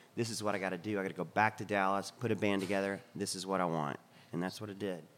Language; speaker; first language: English; native; English